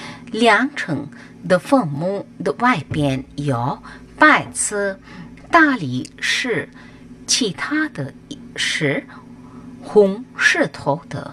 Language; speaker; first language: Chinese; non-native, fluent; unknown